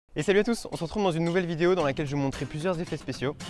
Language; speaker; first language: French; native; French